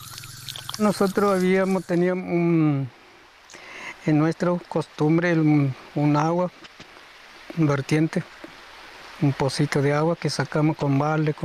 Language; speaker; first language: Spanish; non-native, local second language; Guarani